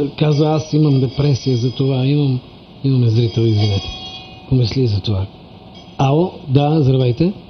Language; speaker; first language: Bulgarian; native; Bulgarian